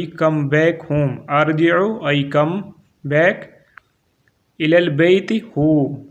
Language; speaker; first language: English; non-native, local second language; Urdu